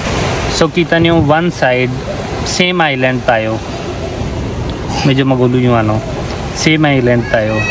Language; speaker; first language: Filipino; non-native, learner; Hindi